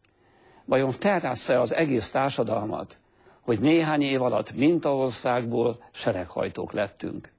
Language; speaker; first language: Hungarian; native; Hungarian